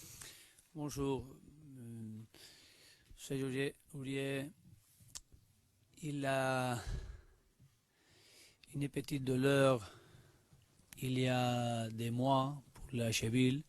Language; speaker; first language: French; non-native, learner; Spanish